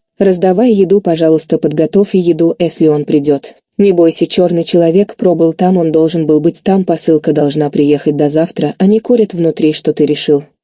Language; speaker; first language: Russian; non-native, learner; English